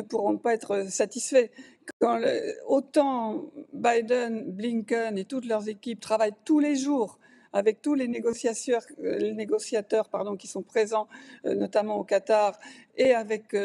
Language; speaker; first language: French; native; French